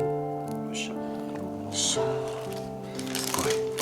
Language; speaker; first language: Japanese; native; Japanese